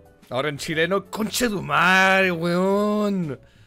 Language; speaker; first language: Spanish; early bilingual, heritage; Spanish